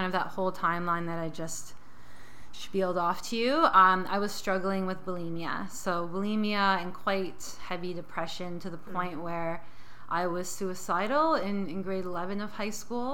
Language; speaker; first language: English; native; English